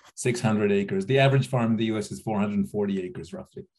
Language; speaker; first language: English; native; English